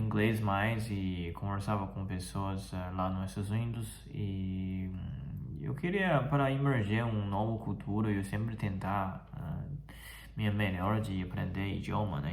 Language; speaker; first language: Portuguese; non-native, fluent; Chinese